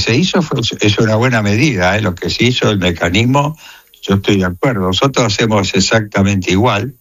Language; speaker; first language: Spanish; native; Spanish